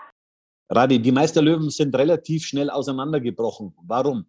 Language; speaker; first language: German; native; German